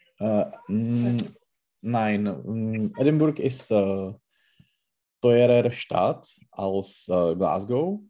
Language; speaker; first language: German; non-native, learner; Czech